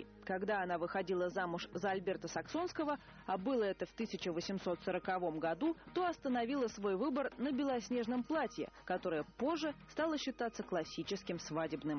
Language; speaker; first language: Russian; native; Russian